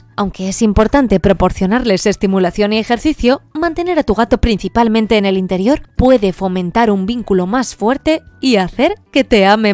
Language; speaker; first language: Spanish; native; Spanish